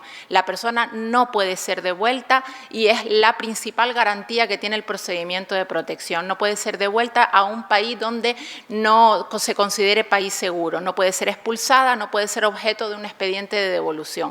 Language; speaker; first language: Spanish; native; Spanish